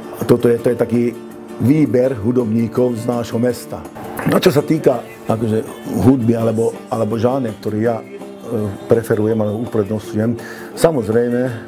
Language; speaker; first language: Slovak; non-native, local second language; Hungarian